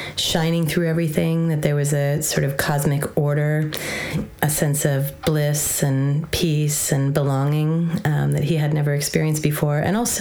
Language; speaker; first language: English; native; English